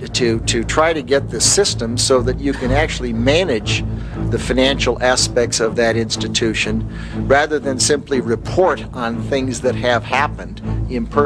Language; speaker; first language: English; native; English